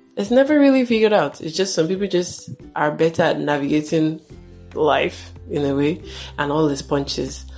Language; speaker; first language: English; non-native, local second language; Yoruba